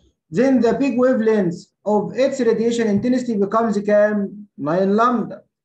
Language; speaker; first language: English; non-native, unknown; Arabic